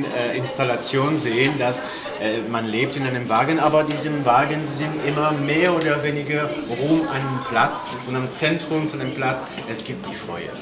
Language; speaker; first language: German; non-native, fluent; French